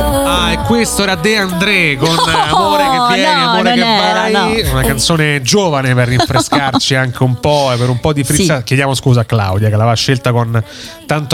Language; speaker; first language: Italian; native; Italian